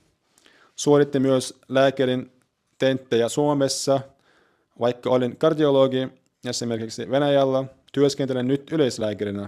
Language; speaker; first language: Finnish; non-native, learner; Chechen